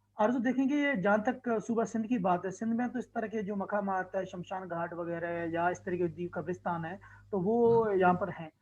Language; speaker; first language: Urdu; non-native, local second language; Sindhi